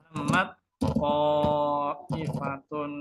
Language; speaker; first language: Arabic; non-native, fluent; Indonesian